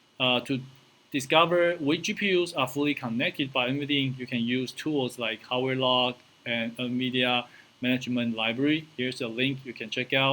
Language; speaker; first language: English; non-native, fluent; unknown